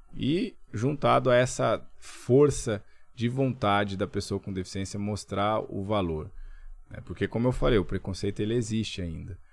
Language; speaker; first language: Portuguese; native; Portuguese